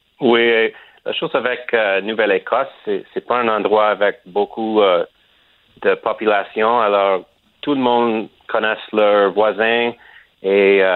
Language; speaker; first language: French; non-native, learner; English